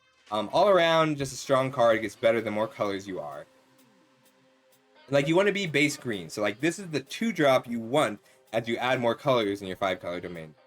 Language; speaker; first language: English; native; English